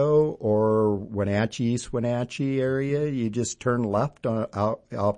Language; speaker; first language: English; native; English